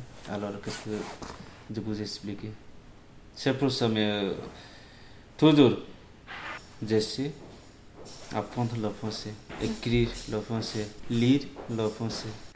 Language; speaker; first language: French; non-native, learner; Bangla